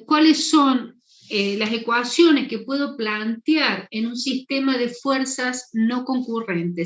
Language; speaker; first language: Spanish; native; Spanish